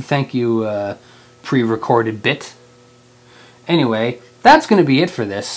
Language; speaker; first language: English; native; English